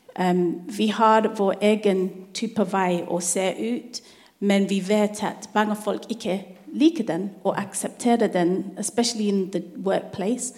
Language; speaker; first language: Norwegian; non-native, learner; English